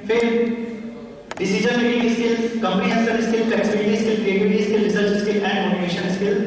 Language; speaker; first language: English; non-native, local second language; Hindi